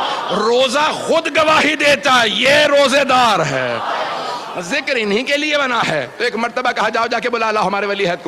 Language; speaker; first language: Urdu; native; Urdu